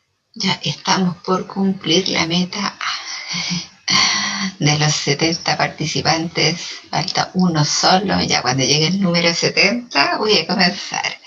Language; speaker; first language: Spanish; native; Spanish